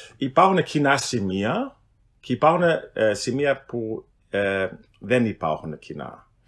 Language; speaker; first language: Greek; non-native, fluent; German